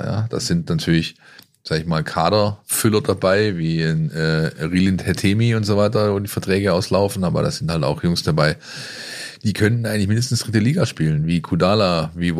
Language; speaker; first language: German; native; German